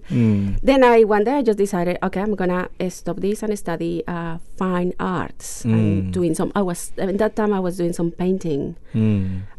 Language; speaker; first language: English; non-native, fluent; Spanish